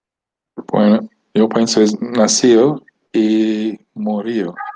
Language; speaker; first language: Spanish; non-native, learner; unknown